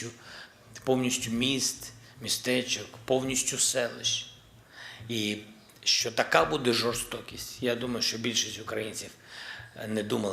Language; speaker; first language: Ukrainian; non-native, local second language; Russian